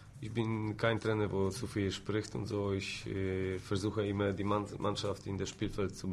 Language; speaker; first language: German; non-native, fluent; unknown